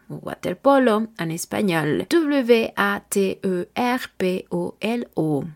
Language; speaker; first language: French; non-native, learner; Spanish